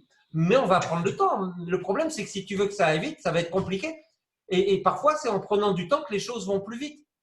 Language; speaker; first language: French; native; French